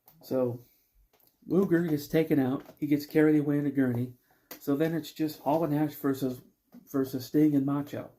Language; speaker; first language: English; native; English